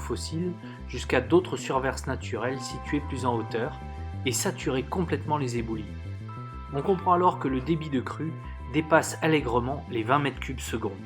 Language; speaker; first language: French; native; French